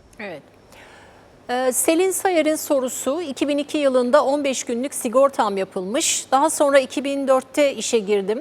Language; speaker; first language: Turkish; native; Turkish